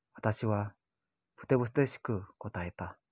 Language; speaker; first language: Japanese; non-native, learner; Indonesian